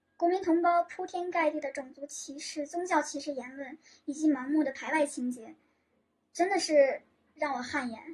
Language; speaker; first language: Chinese; native; Chinese